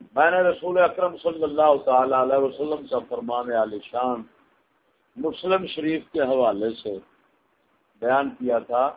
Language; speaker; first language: Urdu; non-native, local second language; Punjabi